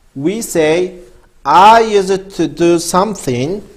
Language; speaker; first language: English; non-native, fluent; Kazakh